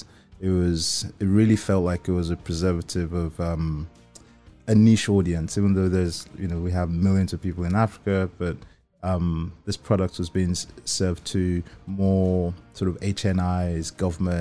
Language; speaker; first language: English; non-native, local second language; Yoruba